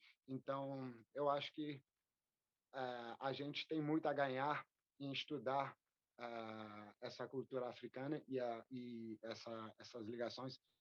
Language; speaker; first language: Portuguese; non-native, fluent; French